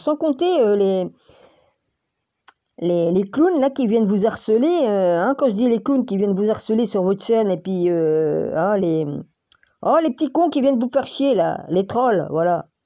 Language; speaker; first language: French; native; French